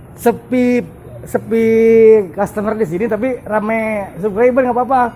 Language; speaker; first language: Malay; non-native, local second language; Sundanese